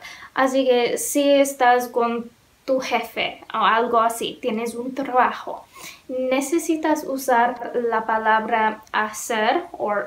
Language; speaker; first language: Spanish; non-native, learner; English